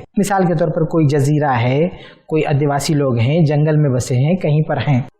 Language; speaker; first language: Urdu; native; Urdu